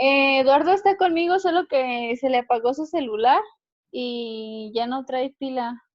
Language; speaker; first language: Spanish; native; Spanish